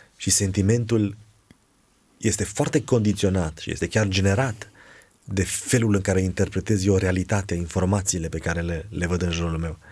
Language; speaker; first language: Romanian; native; Romanian